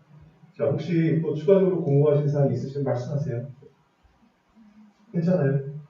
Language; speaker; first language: Korean; native; Korean